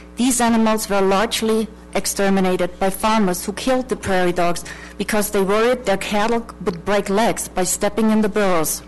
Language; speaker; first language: English; non-native, fluent; German